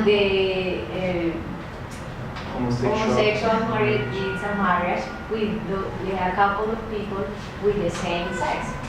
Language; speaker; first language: English; non-native, learner; Spanish